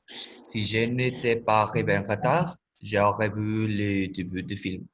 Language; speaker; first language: French; non-native, learner; Spanish